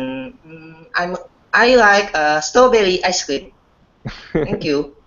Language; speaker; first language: English; non-native, learner; Indonesian